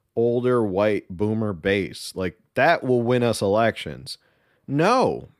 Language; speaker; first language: English; early bilingual, other home language; Spanish